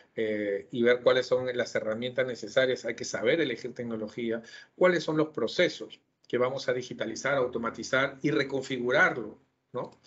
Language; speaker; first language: Spanish; native; Spanish